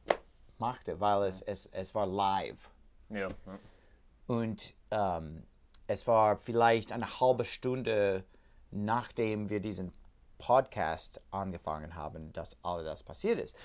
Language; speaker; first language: German; non-native, learner; English